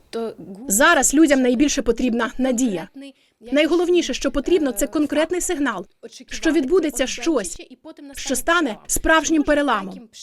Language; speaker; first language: Ukrainian; native; Ukrainian